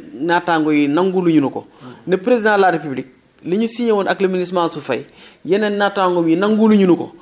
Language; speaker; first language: Wolof; native; Wolof